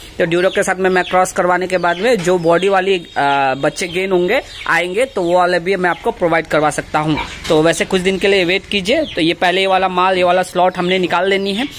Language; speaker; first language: Hindi; non-native, local second language; Assamese